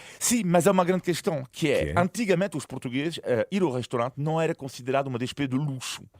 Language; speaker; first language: Portuguese; non-native, fluent; French